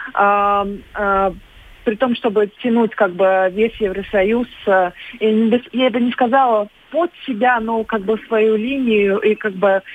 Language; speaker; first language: Russian; non-native, local second language; Latvian